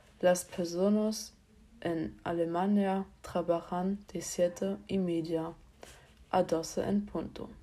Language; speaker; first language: Spanish; non-native, learner; German